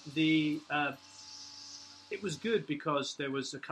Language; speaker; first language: English; native; English